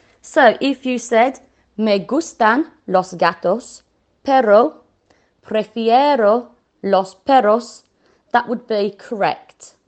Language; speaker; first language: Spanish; non-native, fluent; English